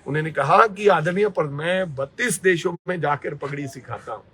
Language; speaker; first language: Hindi; non-native, local second language; Punjabi